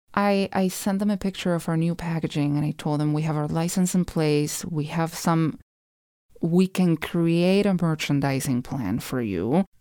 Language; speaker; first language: English; non-native, fluent; Spanish